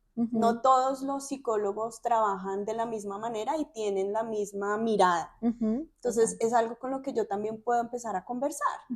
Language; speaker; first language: Spanish; native; Spanish